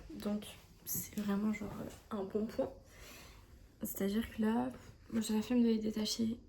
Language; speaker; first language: French; native; French